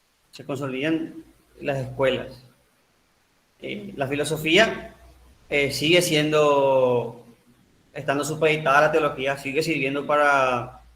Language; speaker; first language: Spanish; native; Spanish